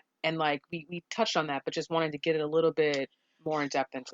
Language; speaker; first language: English; native; English